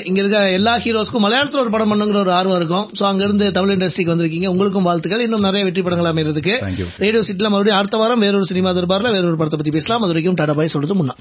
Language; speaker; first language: Tamil; native; Tamil